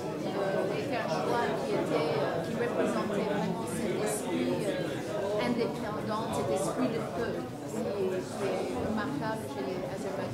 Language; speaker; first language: French; non-native, fluent; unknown